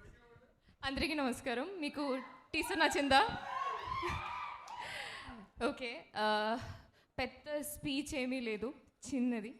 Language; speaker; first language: Telugu; non-native, learner; Malayalam